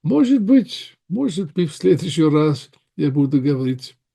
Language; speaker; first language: Russian; non-native, fluent; English